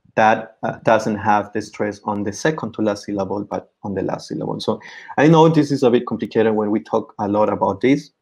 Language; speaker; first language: English; non-native, fluent; Spanish